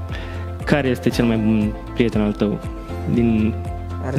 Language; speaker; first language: Romanian; native; Romanian